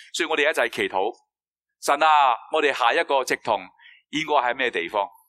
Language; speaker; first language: Cantonese; non-native, fluent; Chinese